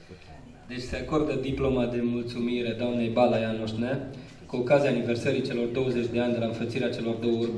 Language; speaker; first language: Romanian; native; Romanian